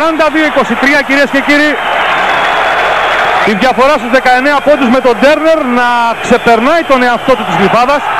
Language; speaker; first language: Greek; native; Greek